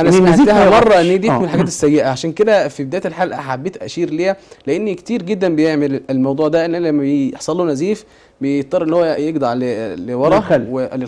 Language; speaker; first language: Arabic; native; Arabic